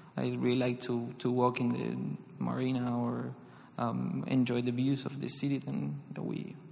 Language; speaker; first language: English; non-native, fluent; Spanish